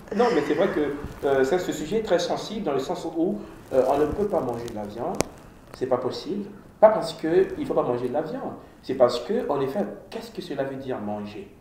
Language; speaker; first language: French; non-native, local second language; Kongo